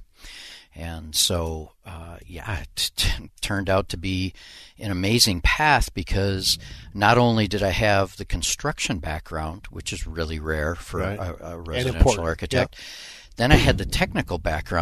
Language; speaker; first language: English; native; English